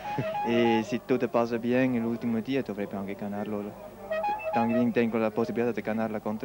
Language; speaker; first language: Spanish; non-native, learner; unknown